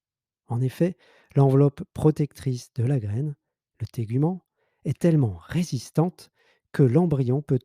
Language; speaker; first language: French; native; French